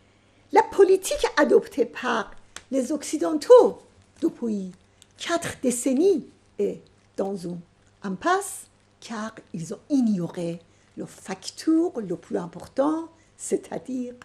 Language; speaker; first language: French; non-native, fluent; Persian